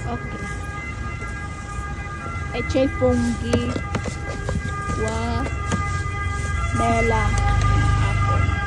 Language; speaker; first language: Italian; non-native, learner; Filipino